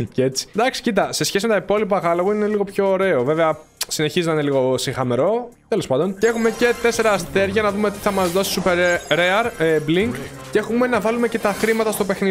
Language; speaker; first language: Greek; native; Greek